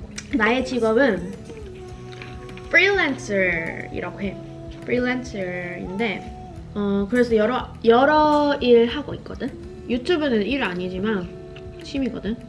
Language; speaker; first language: Korean; non-native, fluent; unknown